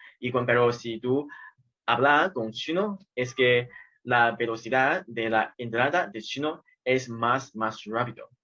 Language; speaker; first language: Spanish; non-native, fluent; Chinese